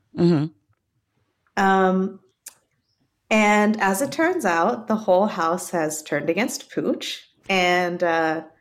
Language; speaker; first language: English; native; English